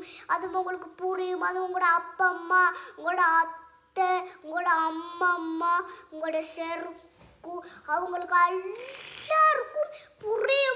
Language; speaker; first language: Tamil; early bilingual, heritage; Tamil